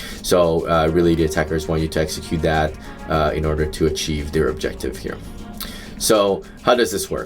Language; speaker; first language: English; native; English